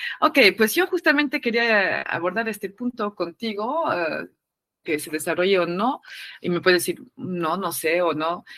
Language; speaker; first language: Spanish; non-native, fluent; French